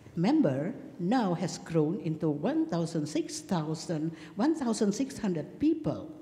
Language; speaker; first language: English; non-native, fluent; Indonesian